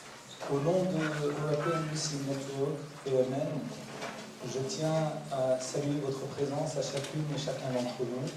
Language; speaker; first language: French; native; French